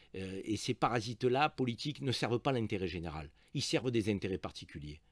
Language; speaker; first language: French; native; French